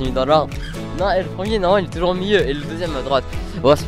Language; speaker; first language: French; native; French